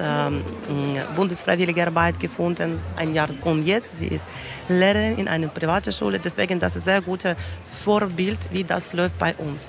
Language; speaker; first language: German; non-native, learner; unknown